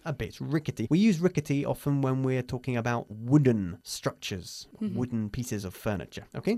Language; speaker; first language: English; native; English